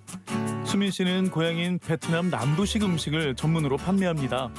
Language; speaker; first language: Korean; native; Korean